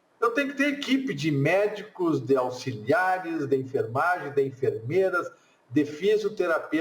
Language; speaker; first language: Portuguese; native; Portuguese